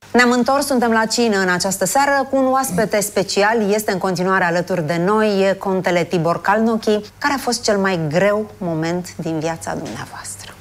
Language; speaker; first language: Romanian; native; Romanian